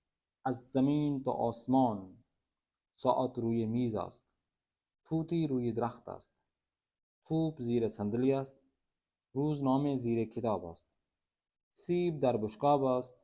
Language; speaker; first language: Persian; non-native, fluent; Urdu